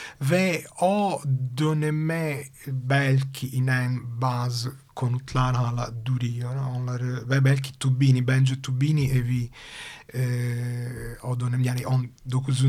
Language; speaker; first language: Turkish; non-native, fluent; Italian